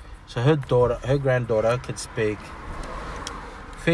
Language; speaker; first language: English; non-native, local second language; Fijian